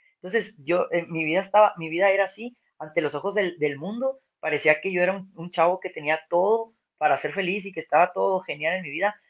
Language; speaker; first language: Spanish; native; Spanish